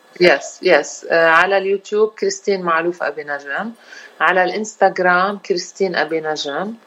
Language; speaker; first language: Arabic; native; Arabic